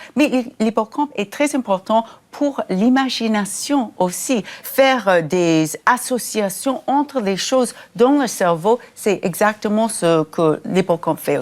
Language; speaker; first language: French; non-native, fluent; English